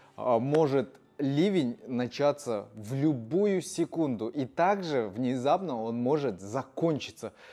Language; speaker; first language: Russian; native; Russian